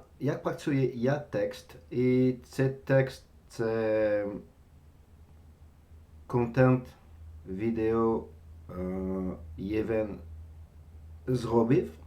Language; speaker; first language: Ukrainian; non-native, learner; French